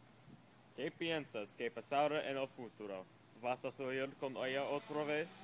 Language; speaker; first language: Spanish; non-native, learner; English